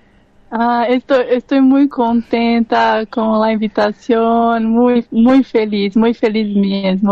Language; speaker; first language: Spanish; non-native, learner; Portuguese